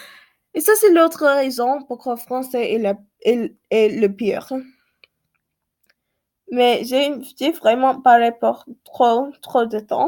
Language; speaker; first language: French; non-native, learner; English